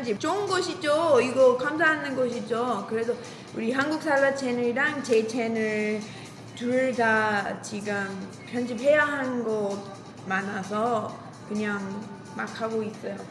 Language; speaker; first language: Korean; non-native, learner; English